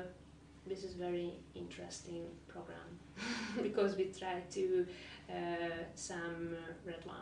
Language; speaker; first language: English; non-native, learner; Hungarian